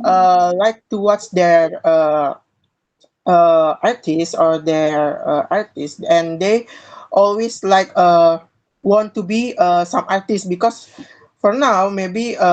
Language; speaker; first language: English; non-native, learner; Indonesian